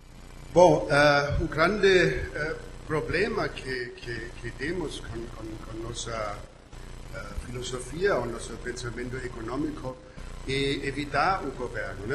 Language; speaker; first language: Portuguese; non-native, fluent; German